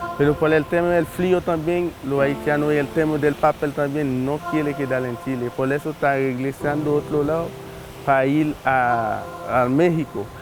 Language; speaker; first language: Spanish; non-native, learner; Haitian Creole